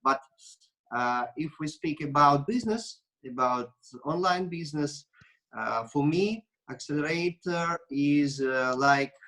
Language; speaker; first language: English; non-native, learner; Russian